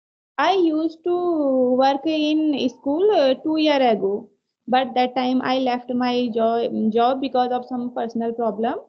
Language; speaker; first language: English; non-native, learner; Hindi